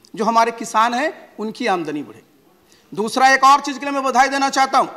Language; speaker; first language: Hindi; native; Hindi